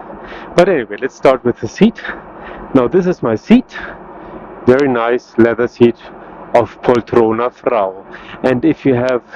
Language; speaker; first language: English; non-native, fluent; German